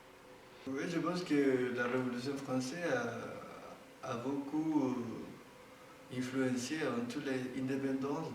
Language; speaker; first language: French; non-native, fluent; Spanish